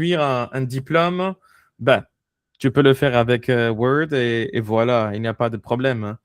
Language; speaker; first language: French; non-native, fluent; Spanish